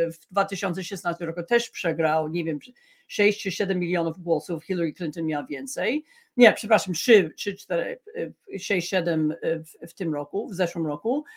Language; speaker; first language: Polish; non-native, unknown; English